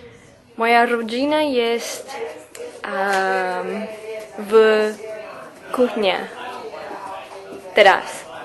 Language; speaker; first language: Polish; non-native, learner; English